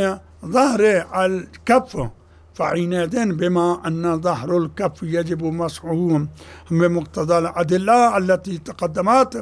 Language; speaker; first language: Arabic; non-native, fluent; Urdu